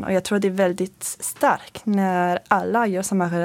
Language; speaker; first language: Swedish; non-native, learner; French